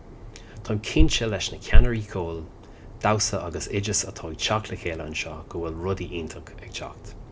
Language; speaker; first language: Irish; non-native, local second language; English